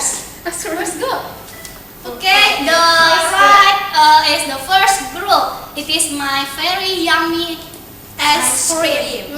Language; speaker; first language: English; non-native, learner; Indonesian